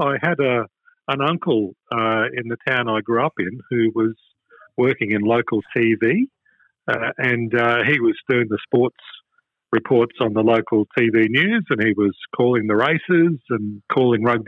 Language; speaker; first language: English; native; English